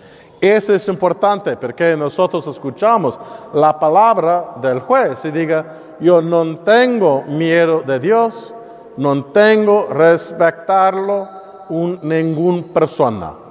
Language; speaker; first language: Spanish; non-native, learner; English